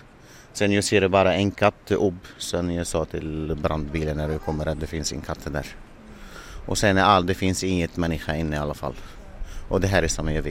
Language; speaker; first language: Swedish; non-native, learner; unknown